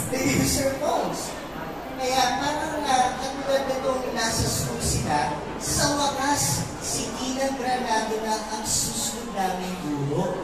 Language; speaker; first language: Filipino; native; Filipino